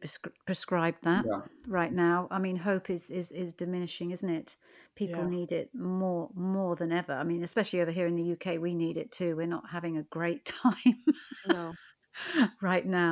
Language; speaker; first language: English; native; English